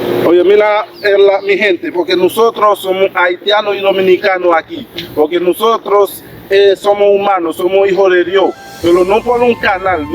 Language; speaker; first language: Spanish; non-native, learner; Haitian Creole